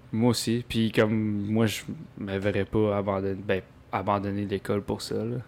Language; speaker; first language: French; native; French